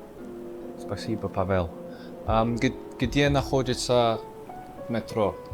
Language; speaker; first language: Russian; non-native, learner; English